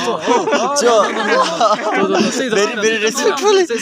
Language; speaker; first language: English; non-native, learner; Bangla